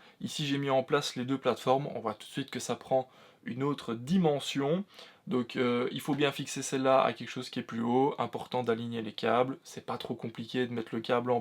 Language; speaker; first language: French; native; French